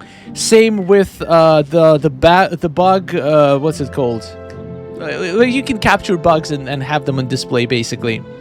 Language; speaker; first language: English; non-native, fluent; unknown